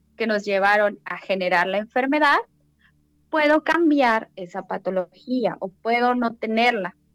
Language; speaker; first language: Spanish; native; Spanish